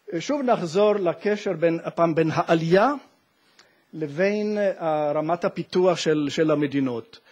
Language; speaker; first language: Hebrew; non-native, fluent; Italian